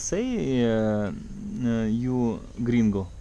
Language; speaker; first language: English; non-native, learner; Russian